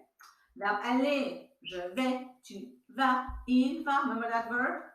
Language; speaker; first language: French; non-native, fluent; English